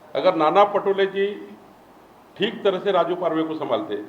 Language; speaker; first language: Hindi; non-native, local second language; Marathi